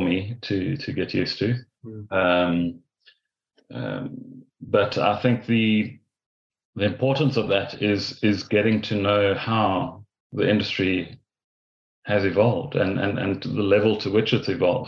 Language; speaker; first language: English; native; English